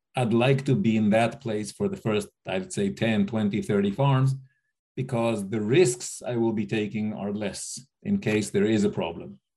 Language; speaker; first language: English; native; English